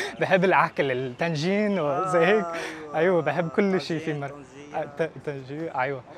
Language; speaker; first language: Arabic; non-native, learner; English